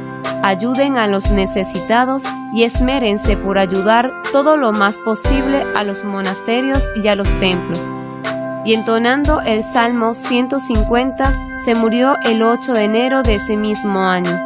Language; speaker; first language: Spanish; native; Spanish